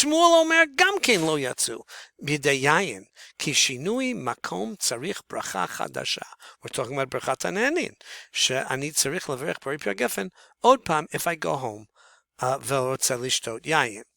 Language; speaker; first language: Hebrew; non-native, fluent; English